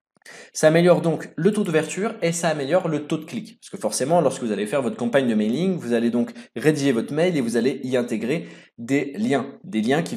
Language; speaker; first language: French; native; French